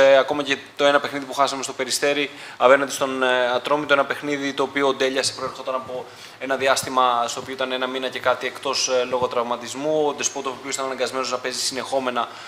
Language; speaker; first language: Greek; native; Greek